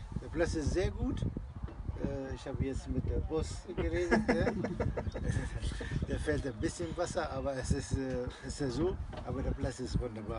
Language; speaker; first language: German; non-native, learner; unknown